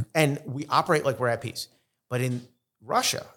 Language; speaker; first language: English; non-native, fluent; Russian